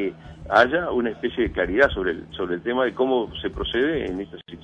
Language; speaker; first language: Spanish; native; Spanish